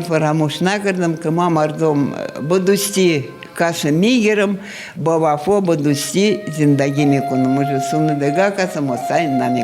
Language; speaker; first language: Persian; non-native, fluent; Russian